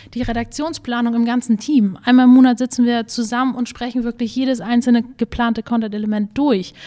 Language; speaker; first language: German; native; German